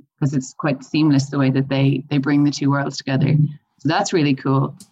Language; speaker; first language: English; native; English